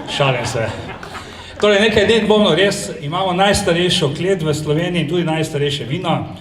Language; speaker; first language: Slovenian; native; Slovenian